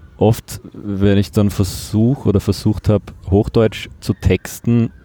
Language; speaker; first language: German; native; German